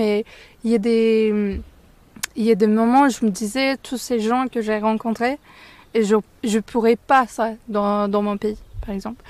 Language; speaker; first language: French; non-native, fluent; Turkish